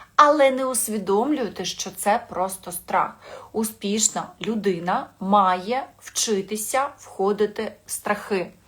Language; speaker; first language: Ukrainian; non-native, local second language; Russian